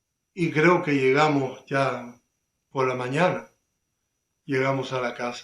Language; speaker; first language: Spanish; native; Spanish